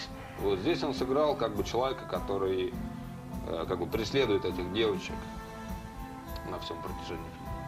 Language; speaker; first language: Russian; native; Russian